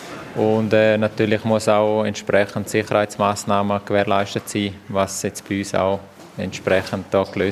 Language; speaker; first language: German; native; German